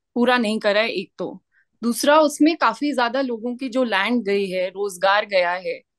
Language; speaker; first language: Hindi; native; Hindi